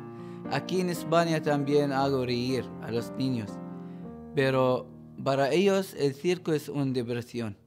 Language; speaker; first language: Spanish; non-native, fluent; Arabic